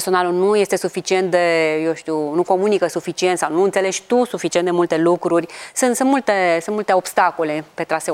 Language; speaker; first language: Romanian; native; Romanian